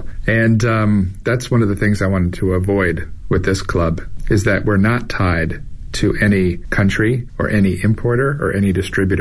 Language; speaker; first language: English; native; English